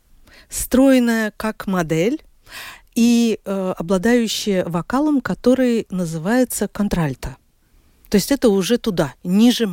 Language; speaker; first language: Russian; native; Russian